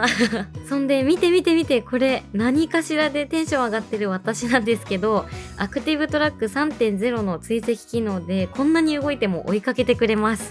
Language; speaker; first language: Japanese; native; Japanese